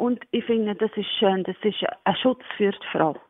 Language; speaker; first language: German; non-native, learner; Arabic